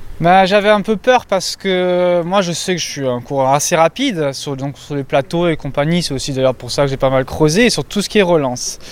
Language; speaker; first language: French; native; French